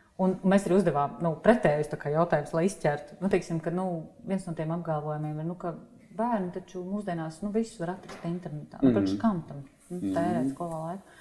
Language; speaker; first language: Latvian; native; Latvian